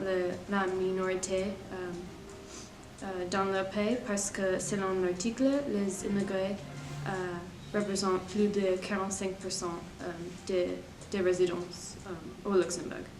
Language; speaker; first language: French; non-native, learner; English